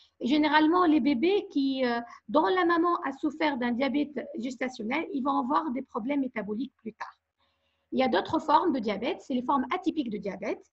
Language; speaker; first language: French; non-native, local second language; Arabic